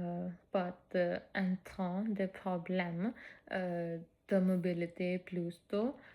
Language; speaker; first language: French; non-native, fluent; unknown